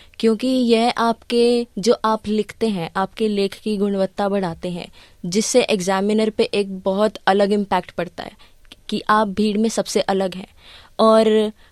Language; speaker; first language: Hindi; early bilingual, heritage; Hindi